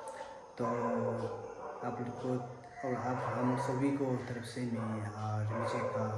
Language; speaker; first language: Hindi; non-native, learner; Tibetan